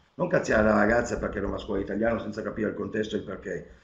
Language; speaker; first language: Italian; native; Italian